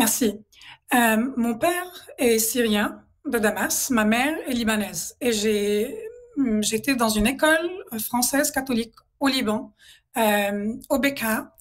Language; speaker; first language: French; non-native, local second language; Arabic